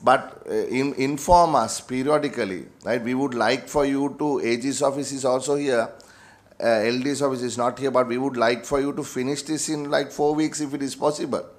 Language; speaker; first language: English; non-native, local second language; Sinhala